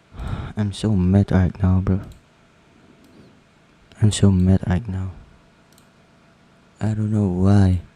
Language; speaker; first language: English; non-native, learner; Indonesian